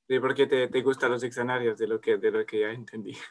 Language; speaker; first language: Spanish; non-native, fluent; French